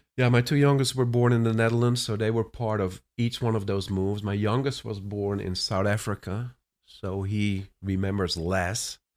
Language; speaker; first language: English; non-native, fluent; Dutch